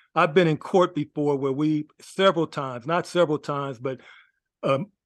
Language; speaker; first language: English; native; English